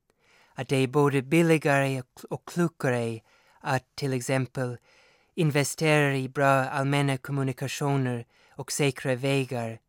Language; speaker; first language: Swedish; non-native, fluent; English